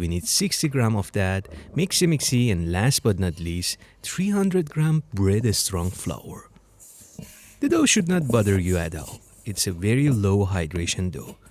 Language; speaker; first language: English; non-native, fluent; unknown